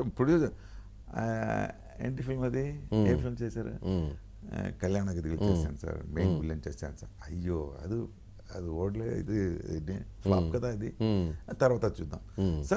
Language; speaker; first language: Telugu; non-native, local second language; Tamil